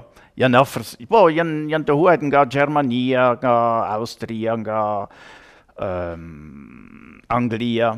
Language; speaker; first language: Albanian; non-native, learner; German